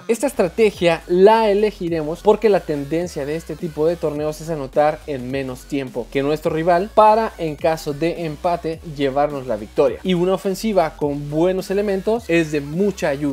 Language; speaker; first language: Spanish; native; Spanish